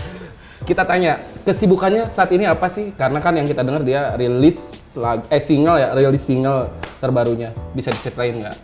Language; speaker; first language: Indonesian; native; Indonesian